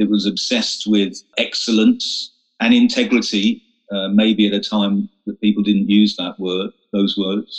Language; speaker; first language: English; native; English